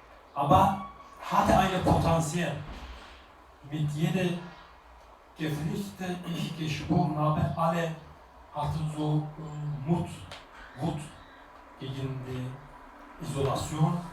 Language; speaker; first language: German; non-native, learner; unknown